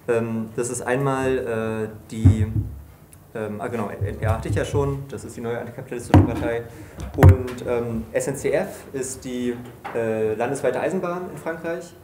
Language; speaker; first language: German; native; German